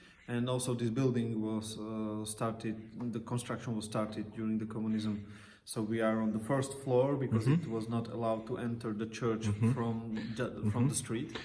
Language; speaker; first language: English; non-native, fluent; Slovak